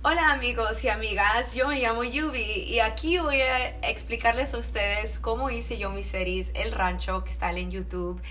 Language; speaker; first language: Spanish; early bilingual, heritage; Spanish